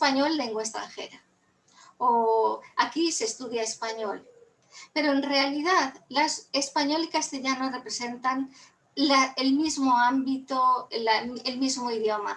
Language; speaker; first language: Spanish; native; Spanish